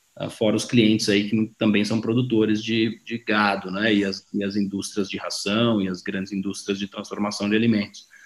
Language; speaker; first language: Portuguese; native; Portuguese